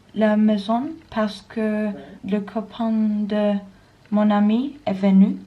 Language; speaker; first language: French; non-native, learner; Turkish